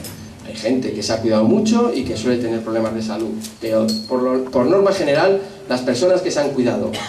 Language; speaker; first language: Spanish; native; Spanish